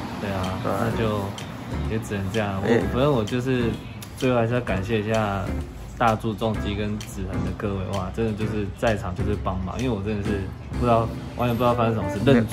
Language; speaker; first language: Chinese; native; Chinese